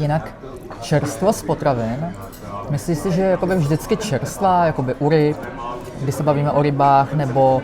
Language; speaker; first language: Czech; native; Czech